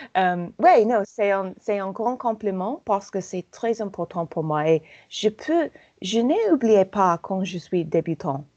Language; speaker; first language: French; non-native, learner; English